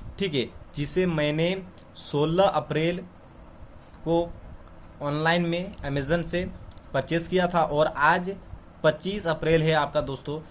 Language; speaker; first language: Hindi; native; Hindi